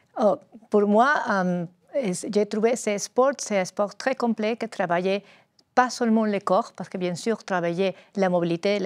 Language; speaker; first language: French; non-native, learner; Spanish